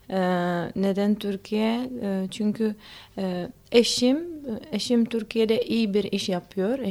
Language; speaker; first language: Turkish; non-native, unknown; Czech